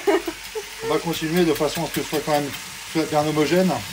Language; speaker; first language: French; native; French